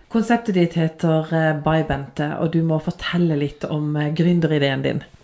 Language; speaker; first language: Norwegian; native; Norwegian